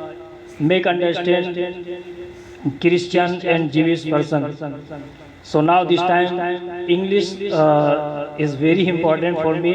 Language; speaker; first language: English; non-native, learner; Urdu